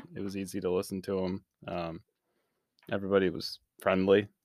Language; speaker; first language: English; native; English